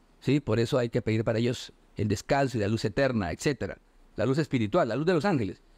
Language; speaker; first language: Spanish; native; Spanish